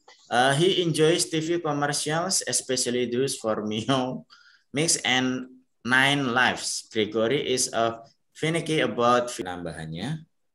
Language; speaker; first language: English; non-native, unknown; Indonesian